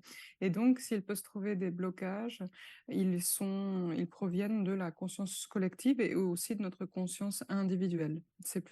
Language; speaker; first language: French; native; French